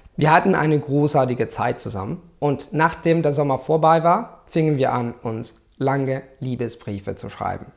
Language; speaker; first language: German; non-native, fluent; Italian